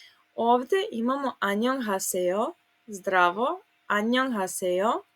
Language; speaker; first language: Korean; non-native, fluent; Serbian